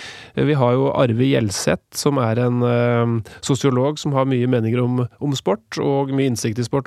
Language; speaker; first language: Norwegian; native; Norwegian